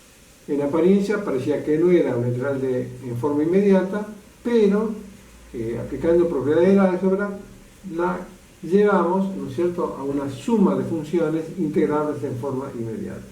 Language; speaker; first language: Spanish; native; Spanish